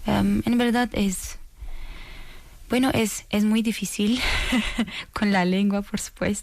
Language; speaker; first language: Spanish; non-native, learner; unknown